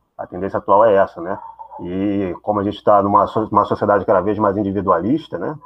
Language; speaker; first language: Portuguese; native; Portuguese